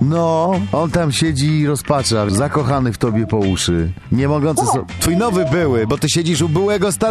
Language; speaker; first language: Polish; native; Polish